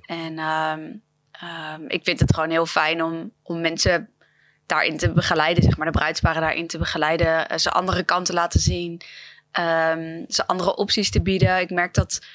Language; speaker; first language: Dutch; native; Dutch